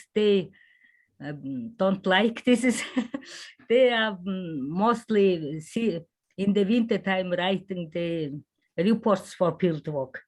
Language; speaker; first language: English; non-native, learner; Mongolian